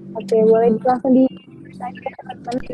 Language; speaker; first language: Indonesian; native; Indonesian